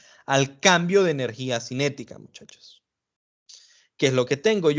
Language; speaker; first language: Spanish; native; Spanish